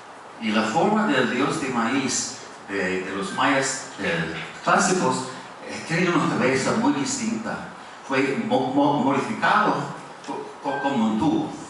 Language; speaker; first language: Spanish; non-native, fluent; English